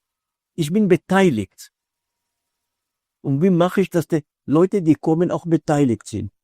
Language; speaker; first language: German; non-native, fluent; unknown